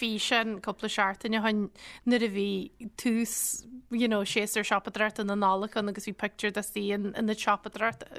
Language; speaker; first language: Irish; native; Irish